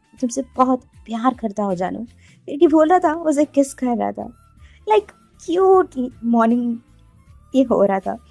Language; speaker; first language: Hindi; non-native, local second language; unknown